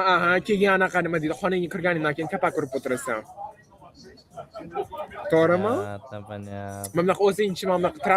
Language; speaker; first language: Uzbek; non-native, local second language; Kara-Kalpak